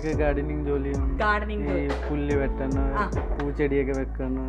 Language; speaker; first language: Malayalam; non-native, local second language; Odia